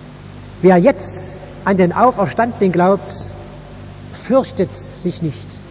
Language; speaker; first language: German; native; German